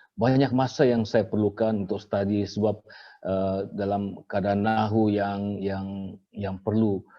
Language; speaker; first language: Malay; native; Malay